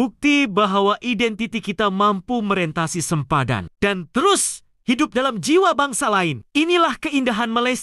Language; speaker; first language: Malay; native; Malay